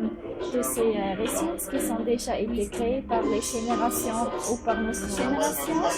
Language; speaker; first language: French; non-native, fluent; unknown